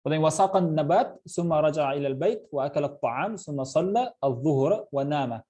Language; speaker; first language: Arabic; non-native, fluent; Kazakh